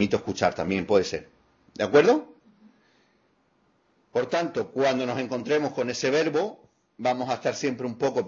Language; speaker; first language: Spanish; native; Spanish